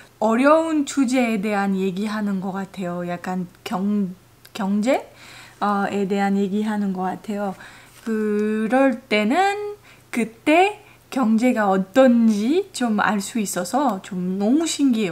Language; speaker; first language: Korean; non-native, fluent; French